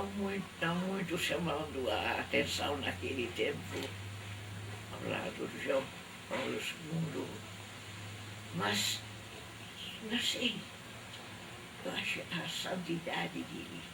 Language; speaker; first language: Portuguese; non-native, fluent; Dutch